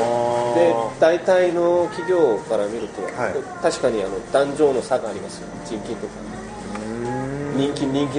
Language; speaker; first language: Japanese; non-native, fluent; Korean